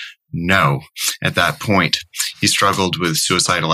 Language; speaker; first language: English; native; English